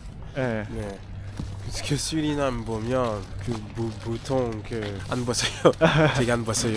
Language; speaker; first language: Korean; non-native, learner; French